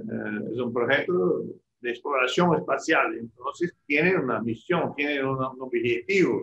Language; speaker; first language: Portuguese; non-native, learner; Spanish